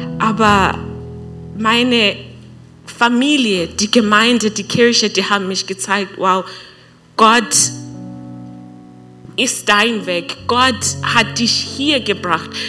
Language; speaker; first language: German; non-native, learner; English